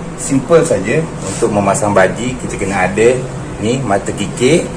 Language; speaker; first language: Malay; non-native, local second language; Javanese